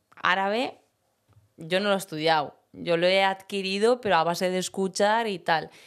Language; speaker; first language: Spanish; early bilingual, other home language; Berber languages